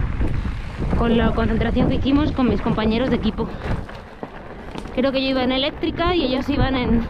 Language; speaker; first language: Spanish; native; Spanish